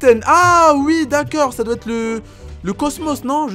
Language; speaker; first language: French; native; French